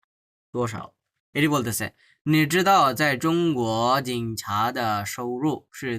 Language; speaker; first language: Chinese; non-native, fluent; Bangla